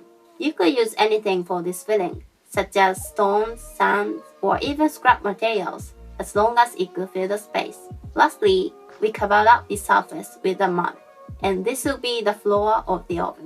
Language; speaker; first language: English; non-native, fluent; Japanese